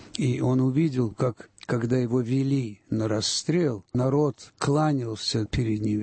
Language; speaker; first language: Russian; early bilingual, heritage; Russian